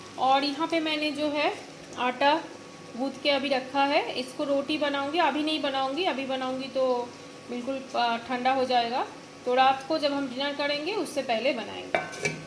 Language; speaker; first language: Hindi; non-native, local second language; Bangla